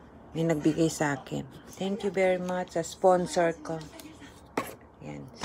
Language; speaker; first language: Filipino; native; Filipino